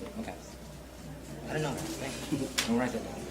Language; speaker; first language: English; native; English